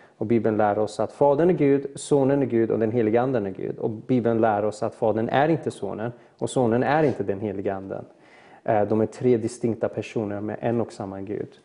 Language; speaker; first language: Swedish; early bilingual, other home language; Persian